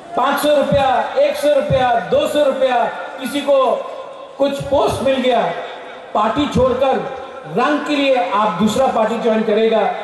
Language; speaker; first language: Hindi; non-native, local second language; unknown